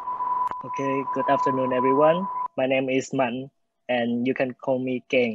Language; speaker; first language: English; non-native, fluent; Vietnamese